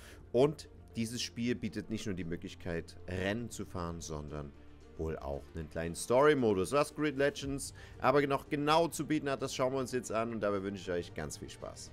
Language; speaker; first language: German; native; German